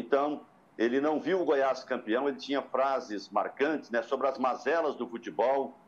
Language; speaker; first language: Portuguese; native; Portuguese